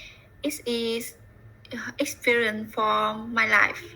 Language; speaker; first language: English; non-native, learner; Vietnamese